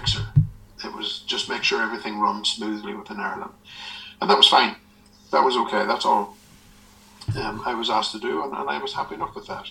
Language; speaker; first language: English; native; English